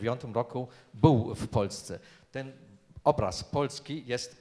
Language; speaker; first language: Polish; non-native, fluent; German